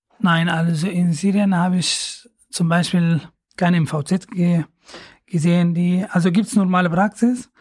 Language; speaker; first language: German; non-native, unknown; Arabic